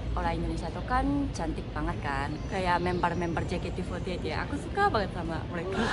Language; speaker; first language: Indonesian; non-native, fluent; Japanese